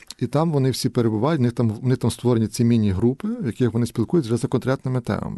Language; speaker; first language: Ukrainian; native; Ukrainian